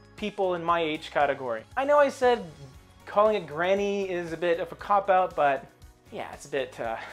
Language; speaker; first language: English; native; English